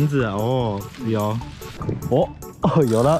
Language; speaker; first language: Chinese; native; Chinese